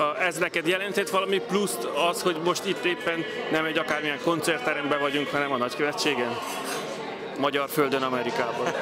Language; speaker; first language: Hungarian; native; Hungarian